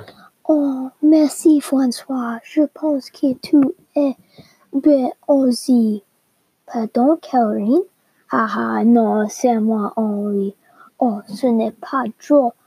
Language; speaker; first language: French; non-native, learner; English